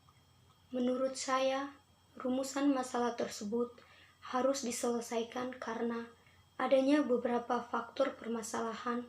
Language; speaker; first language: Indonesian; non-native, local second language; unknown